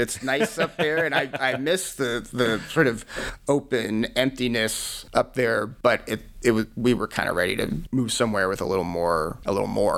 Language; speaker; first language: English; native; English